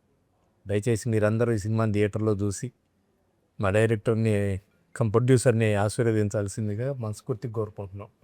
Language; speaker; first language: Telugu; native; Telugu